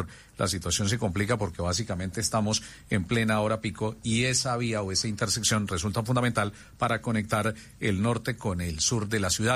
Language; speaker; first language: Spanish; native; Spanish